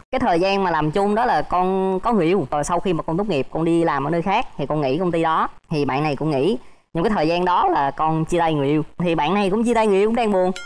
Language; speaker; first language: Vietnamese; native; Vietnamese